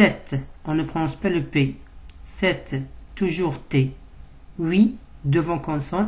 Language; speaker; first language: French; non-native, local second language; Arabic